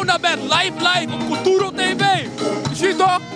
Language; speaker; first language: Dutch; native; Dutch